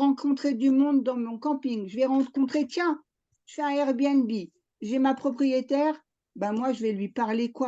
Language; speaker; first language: French; native; French